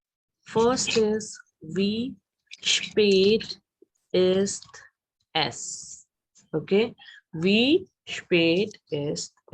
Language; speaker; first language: German; non-native, fluent; Hindi